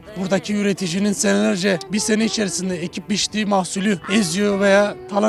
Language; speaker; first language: Turkish; native; Turkish